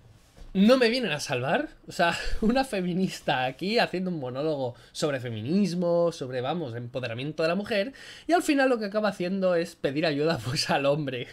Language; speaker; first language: Spanish; native; Spanish